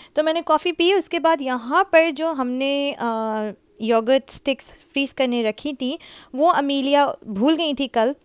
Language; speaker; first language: Urdu; native; Urdu